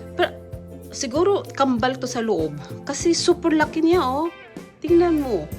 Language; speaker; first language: Filipino; native; Filipino